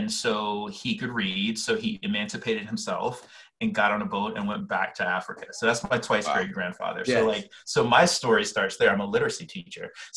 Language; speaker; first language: English; native; English